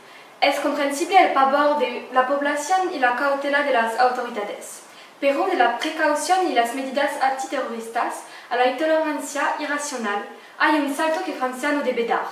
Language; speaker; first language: Spanish; non-native, learner; French